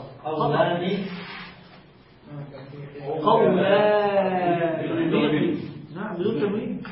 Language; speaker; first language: Arabic; native; Arabic